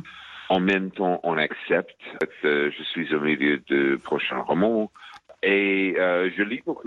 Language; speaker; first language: French; non-native, fluent; English